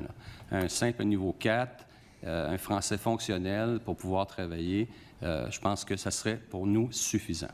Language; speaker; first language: French; native; French